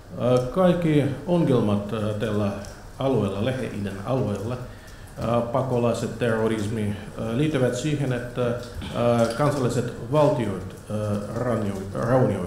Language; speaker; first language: Finnish; non-native, fluent; Russian